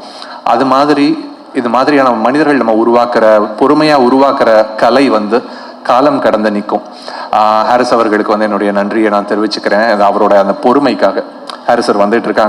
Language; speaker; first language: Tamil; native; Tamil